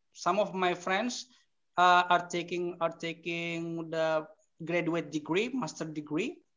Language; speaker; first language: English; non-native, fluent; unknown